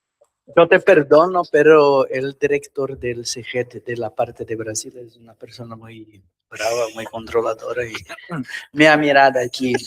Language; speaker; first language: Spanish; non-native, fluent; Portuguese